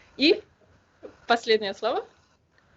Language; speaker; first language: Russian; non-native, learner; Slovenian